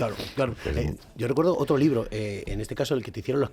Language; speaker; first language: Spanish; native; Spanish